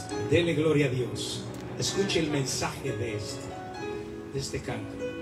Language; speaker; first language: Spanish; native; Spanish